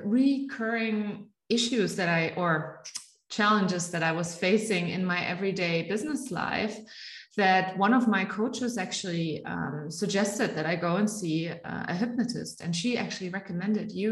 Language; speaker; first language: English; non-native, fluent; German